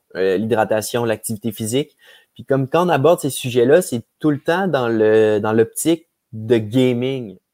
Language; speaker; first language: French; native; French